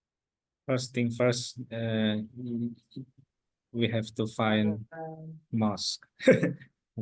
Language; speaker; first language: English; non-native, fluent; Indonesian